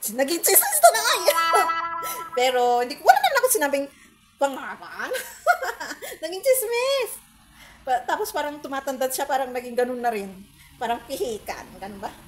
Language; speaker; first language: Filipino; non-native, local second language; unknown